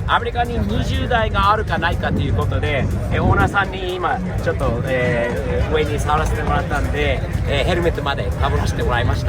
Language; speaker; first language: Japanese; non-native, fluent; English